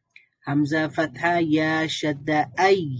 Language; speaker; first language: Arabic; non-native, learner; Bangla